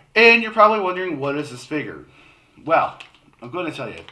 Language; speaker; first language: English; native; English